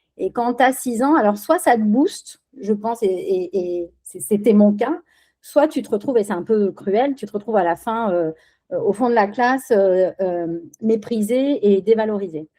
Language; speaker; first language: French; early bilingual, other home language; Spanish